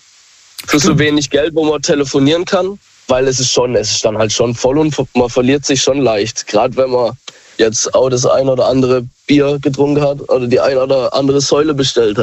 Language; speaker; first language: German; native; German